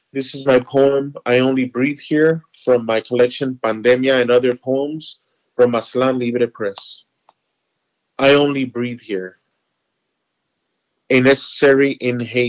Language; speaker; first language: English; native; English